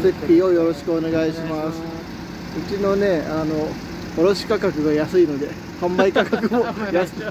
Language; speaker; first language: Japanese; native; Japanese